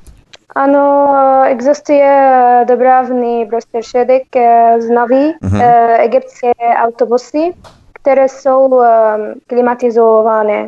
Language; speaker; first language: Czech; non-native, learner; Arabic